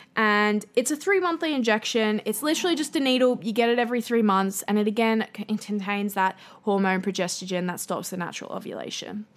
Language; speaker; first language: English; native; English